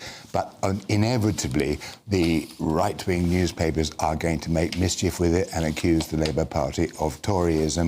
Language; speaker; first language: English; native; English